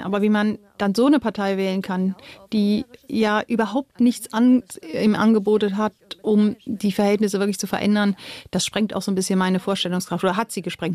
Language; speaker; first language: German; native; German